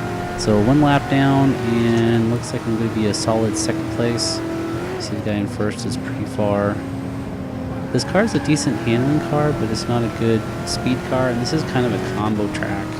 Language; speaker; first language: English; native; English